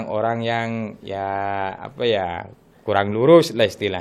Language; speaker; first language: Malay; non-native, local second language; Madurese